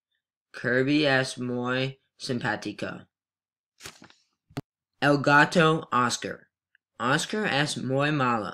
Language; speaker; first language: Spanish; non-native, learner; English